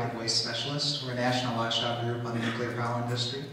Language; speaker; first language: English; native; English